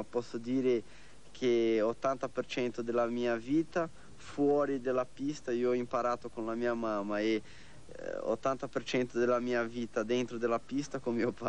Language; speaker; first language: Italian; non-native, learner; Portuguese